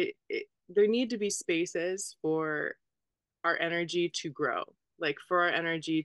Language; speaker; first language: English; native; English